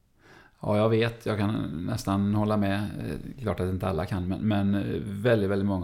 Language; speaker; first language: Swedish; native; Swedish